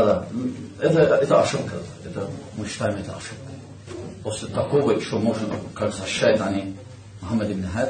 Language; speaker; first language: Russian; non-native, learner; Azerbaijani